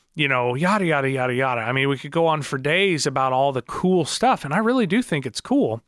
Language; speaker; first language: English; native; English